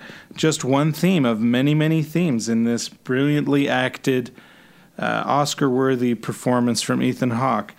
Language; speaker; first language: English; native; English